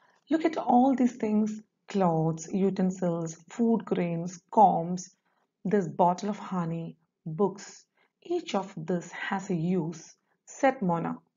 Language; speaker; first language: English; non-native, local second language; Malayalam